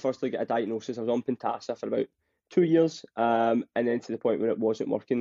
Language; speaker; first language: English; native; English